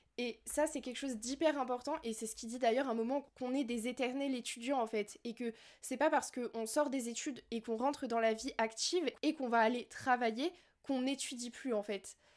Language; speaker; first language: French; native; French